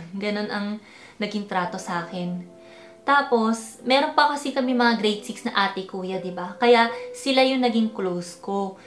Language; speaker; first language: Filipino; early bilingual, heritage; Filipino